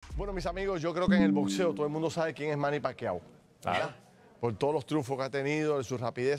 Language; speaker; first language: Spanish; native; Spanish